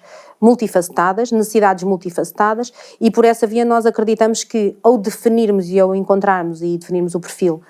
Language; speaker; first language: Portuguese; native; Portuguese